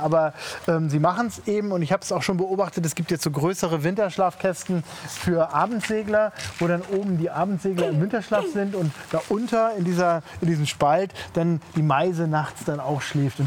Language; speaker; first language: German; native; German